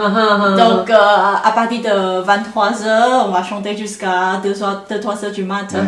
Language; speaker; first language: French; non-native, fluent; Chinese